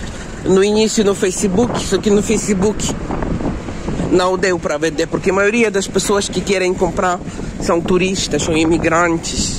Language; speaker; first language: Portuguese; non-native, fluent; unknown